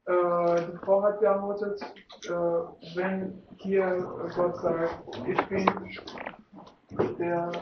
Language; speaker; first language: German; non-native, learner; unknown